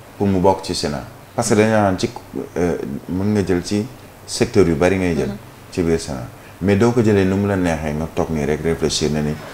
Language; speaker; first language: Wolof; native; Wolof